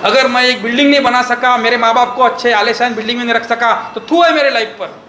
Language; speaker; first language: Hindi; non-native, local second language; Marathi